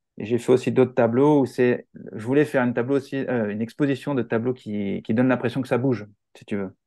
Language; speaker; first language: French; native; French